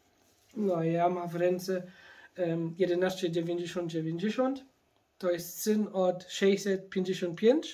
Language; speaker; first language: Polish; early bilingual, heritage; German